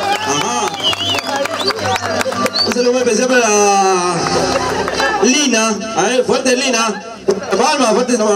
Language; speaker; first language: Spanish; native; Spanish